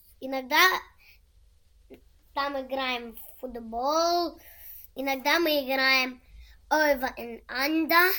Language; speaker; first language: Russian; early bilingual, heritage; Russian